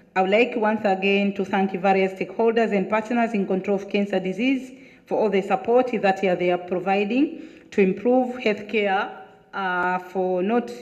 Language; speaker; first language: English; non-native, local second language; Swahili